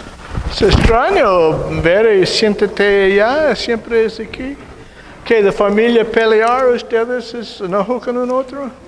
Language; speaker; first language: Spanish; non-native, learner; English